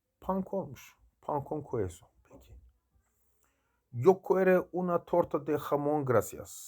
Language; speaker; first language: Spanish; non-native, learner; Turkish